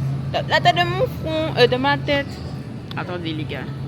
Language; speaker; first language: French; native; French